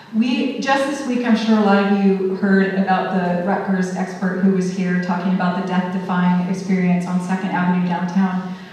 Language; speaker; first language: English; native; English